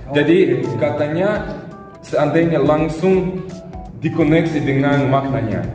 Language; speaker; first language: Malay; non-native, fluent; Russian